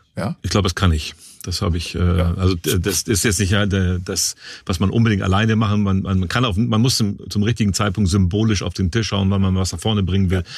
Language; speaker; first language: German; native; German